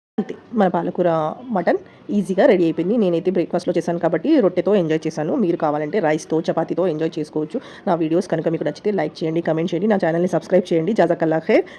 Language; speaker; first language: Telugu; non-native, local second language; Urdu